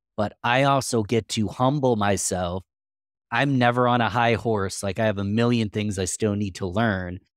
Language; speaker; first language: English; native; English